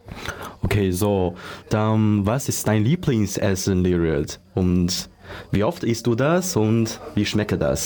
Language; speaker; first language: German; non-native, learner; Chinese